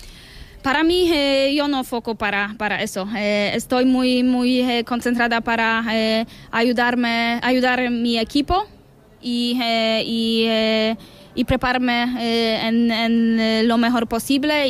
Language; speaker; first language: Spanish; non-native, learner; Polish